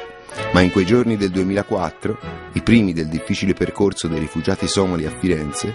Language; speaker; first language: Italian; native; Italian